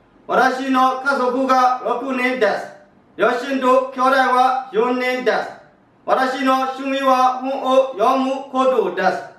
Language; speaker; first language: Japanese; non-native, learner; Burmese